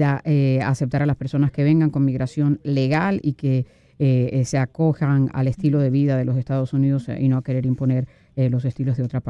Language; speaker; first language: Spanish; native; Spanish